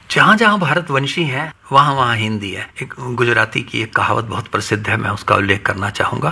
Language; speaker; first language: Hindi; non-native, local second language; Punjabi